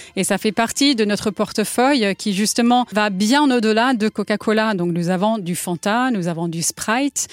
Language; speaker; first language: French; non-native, fluent; English